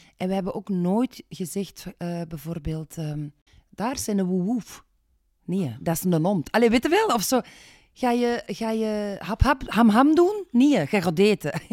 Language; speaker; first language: Dutch; native; Dutch